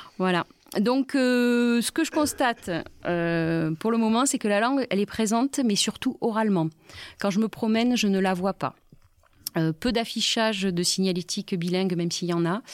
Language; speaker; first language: French; native; French